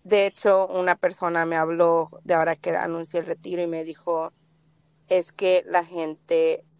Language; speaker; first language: Spanish; early bilingual, heritage; Spanish